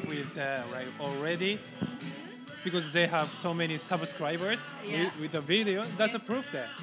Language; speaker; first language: English; non-native, learner; Japanese